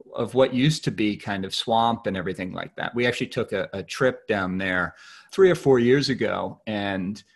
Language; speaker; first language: English; native; English